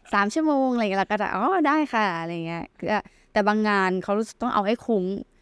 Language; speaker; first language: Thai; native; Thai